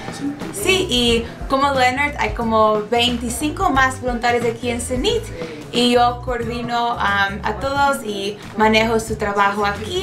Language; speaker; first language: Spanish; non-native, fluent; English